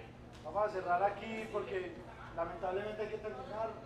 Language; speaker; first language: Spanish; native; Spanish